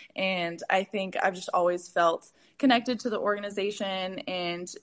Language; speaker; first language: English; native; English